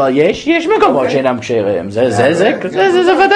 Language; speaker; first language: Hebrew; non-native, fluent; English